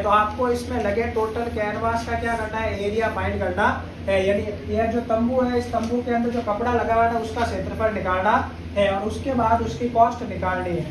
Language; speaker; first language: Hindi; native; Hindi